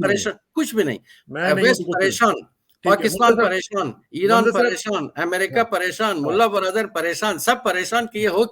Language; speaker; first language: Hindi; non-native, fluent; Persian